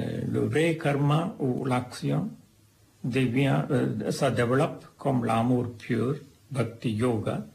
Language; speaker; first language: French; non-native, fluent; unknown